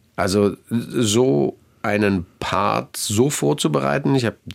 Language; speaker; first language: German; native; German